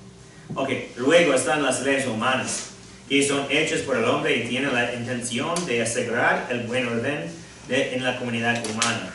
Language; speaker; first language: Spanish; non-native, fluent; English